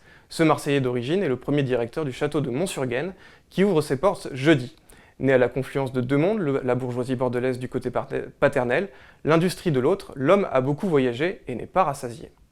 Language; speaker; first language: French; native; French